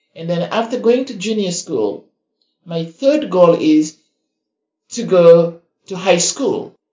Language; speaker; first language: English; non-native, fluent; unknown